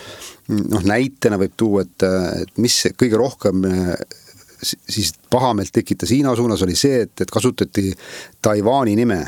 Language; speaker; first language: Estonian; native; Estonian